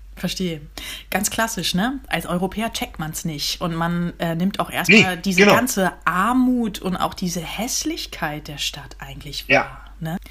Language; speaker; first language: German; native; German